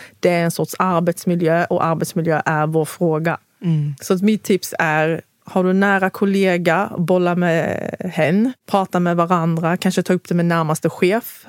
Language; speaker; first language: Swedish; early bilingual, other home language; Arabic